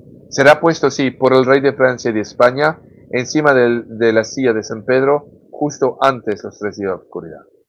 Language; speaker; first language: Spanish; non-native, fluent; French